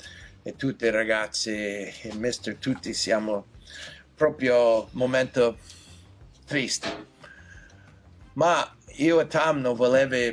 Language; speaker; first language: Italian; non-native, learner; English